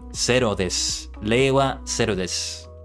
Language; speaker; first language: Japanese; non-native, learner; English